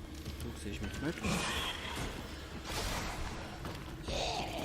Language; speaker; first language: German; native; German